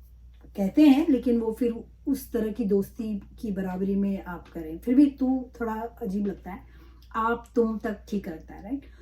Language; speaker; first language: Hindi; non-native, local second language; Malayalam